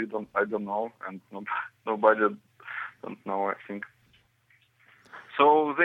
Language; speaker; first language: English; non-native, learner; Russian